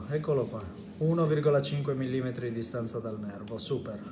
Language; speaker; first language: Italian; native; Italian